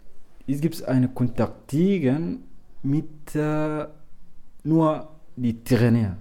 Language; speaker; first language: German; non-native, learner; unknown